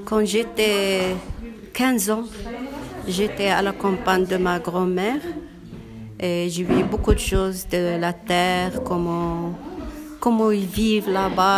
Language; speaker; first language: French; non-native, learner; Arabic